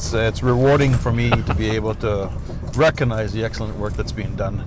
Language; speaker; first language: English; non-native, local second language; French